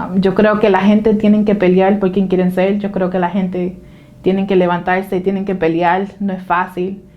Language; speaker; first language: Spanish; early bilingual, heritage; Spanish